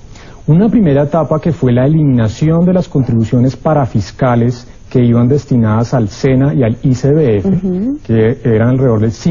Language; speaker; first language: Spanish; native; Spanish